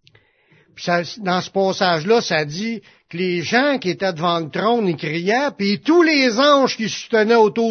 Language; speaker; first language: French; native; French